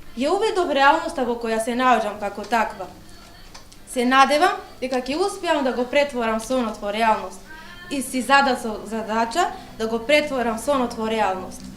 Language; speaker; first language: Macedonian; non-native, local second language; Romany